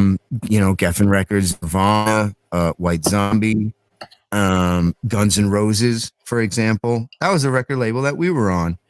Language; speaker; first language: English; native; English